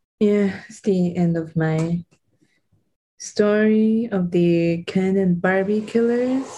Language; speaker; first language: English; native; English